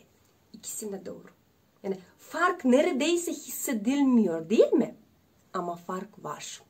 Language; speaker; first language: Turkish; non-native, learner; Russian